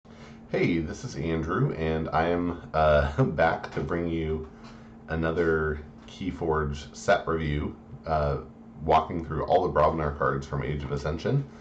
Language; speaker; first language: English; native; English